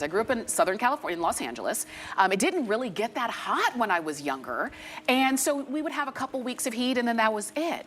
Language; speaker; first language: English; native; English